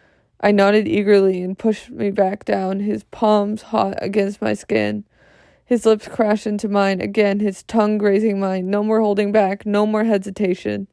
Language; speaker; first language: English; native; English